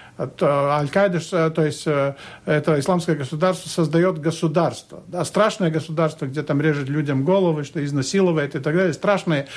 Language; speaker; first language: Russian; non-native, local second language; Latvian